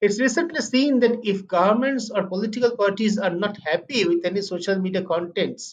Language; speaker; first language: English; non-native, local second language; Bangla